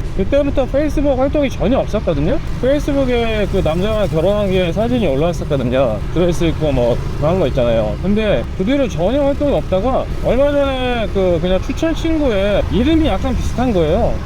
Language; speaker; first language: Korean; native; Korean